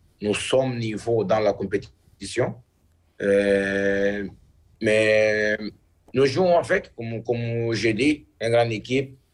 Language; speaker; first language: French; non-native, learner; Portuguese